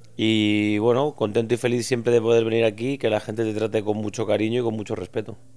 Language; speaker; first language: Spanish; native; Spanish